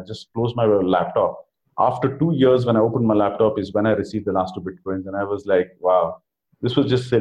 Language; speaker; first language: English; non-native, local second language; Kannada